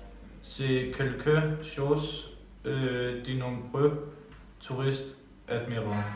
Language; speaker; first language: French; non-native, learner; Danish